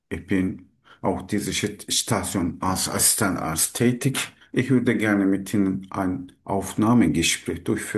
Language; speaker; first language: German; non-native, learner; Turkish